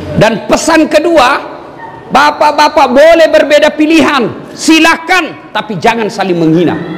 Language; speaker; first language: Indonesian; non-native, local second language; Buginese